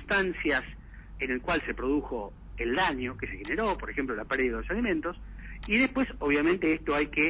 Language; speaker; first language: Spanish; native; Spanish